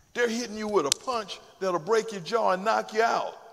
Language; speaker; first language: English; native; English